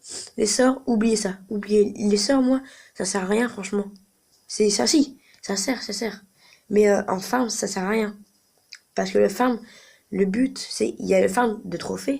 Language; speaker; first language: French; native; French